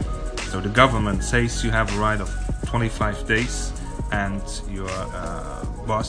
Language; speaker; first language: English; non-native, learner; Luxembourgish